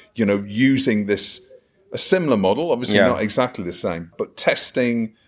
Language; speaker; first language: English; native; English